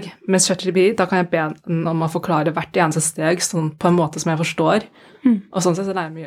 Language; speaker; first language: Norwegian; non-native, fluent; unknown